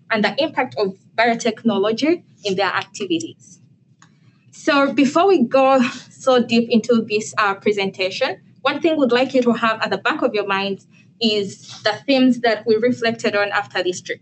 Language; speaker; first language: English; non-native, local second language; Ganda